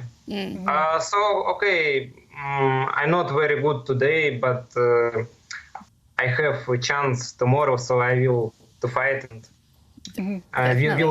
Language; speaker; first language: English; non-native, learner; Russian